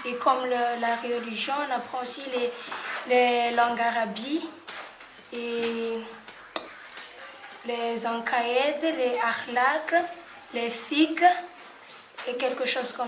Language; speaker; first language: French; non-native, learner; Malagasy